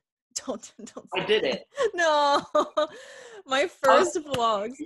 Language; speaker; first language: English; native; English